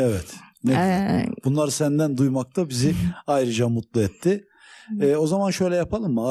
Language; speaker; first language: Turkish; native; Turkish